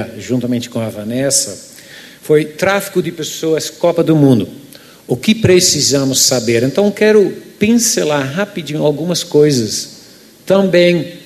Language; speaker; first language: Portuguese; non-native, fluent; Dutch